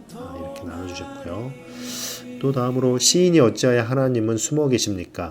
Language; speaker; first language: Korean; native; Korean